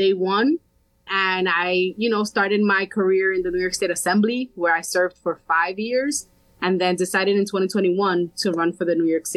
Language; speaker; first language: English; early bilingual, other home language; Spanish